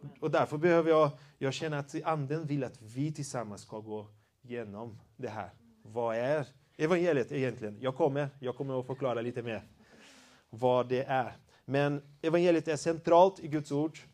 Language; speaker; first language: Swedish; non-native, fluent; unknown